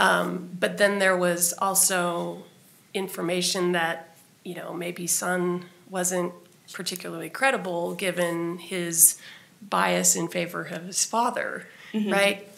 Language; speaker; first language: English; native; English